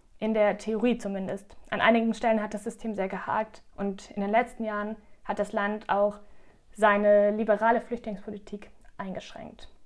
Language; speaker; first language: German; native; German